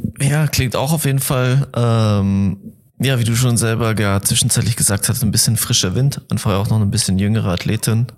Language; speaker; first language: German; native; German